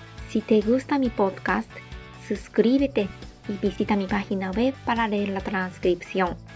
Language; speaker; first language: Spanish; non-native, fluent; Japanese